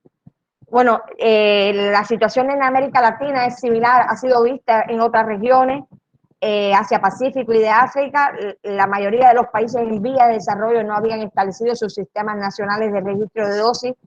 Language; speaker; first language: Spanish; native; Spanish